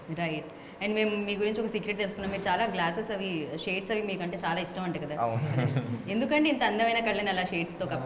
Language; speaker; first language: Telugu; native; Telugu